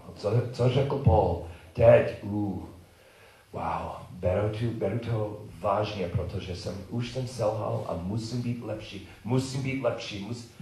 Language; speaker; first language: Czech; non-native, learner; English